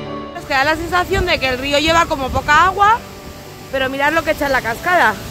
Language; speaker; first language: Spanish; native; Spanish